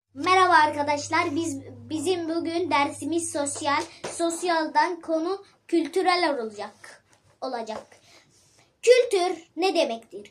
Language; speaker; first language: Turkish; early bilingual, other home language; Arabic